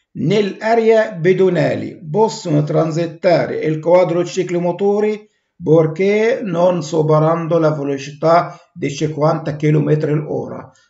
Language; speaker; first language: Italian; non-native, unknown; Arabic